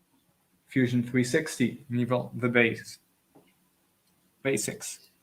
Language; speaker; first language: Dutch; native; Dutch